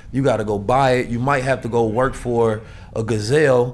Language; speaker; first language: English; native; English